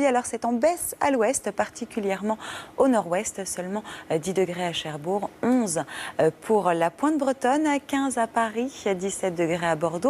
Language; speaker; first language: French; native; French